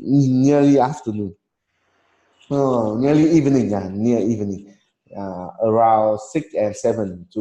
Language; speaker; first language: English; non-native, learner; Vietnamese